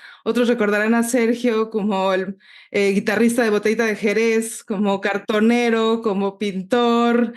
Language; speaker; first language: Spanish; native; Spanish